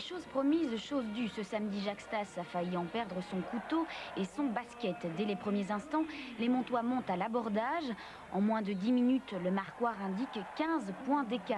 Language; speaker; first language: French; native; French